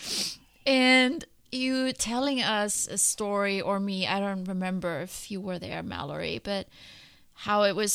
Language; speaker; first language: English; non-native, fluent; German